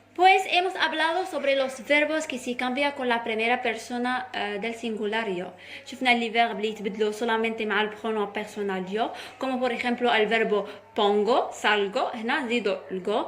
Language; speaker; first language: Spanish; non-native, fluent; Arabic